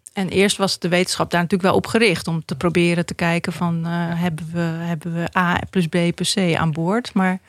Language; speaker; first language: Dutch; native; Dutch